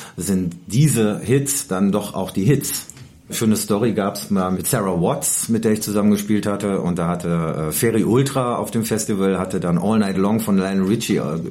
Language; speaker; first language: German; native; German